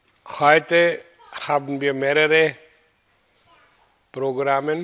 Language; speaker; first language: German; non-native, learner; Hindi